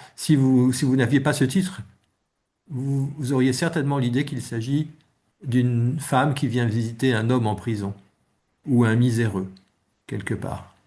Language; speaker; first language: French; native; French